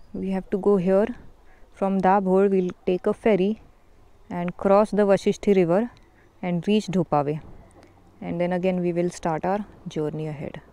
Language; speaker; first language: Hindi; non-native, local second language; Marathi